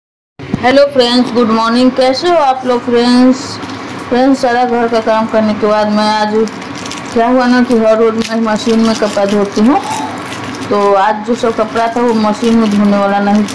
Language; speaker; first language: Hindi; non-native, local second language; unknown